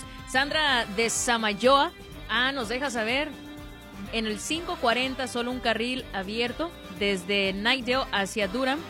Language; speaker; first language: Spanish; native; Spanish